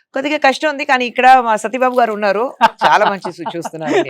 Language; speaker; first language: Telugu; non-native, local second language; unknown